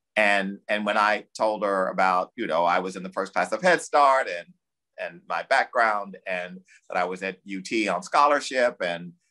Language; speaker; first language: English; native; English